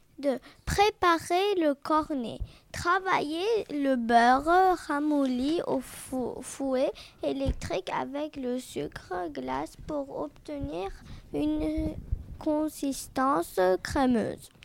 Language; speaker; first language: French; non-native, learner; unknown